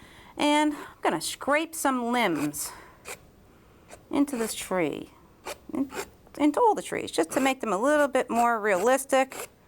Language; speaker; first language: English; native; English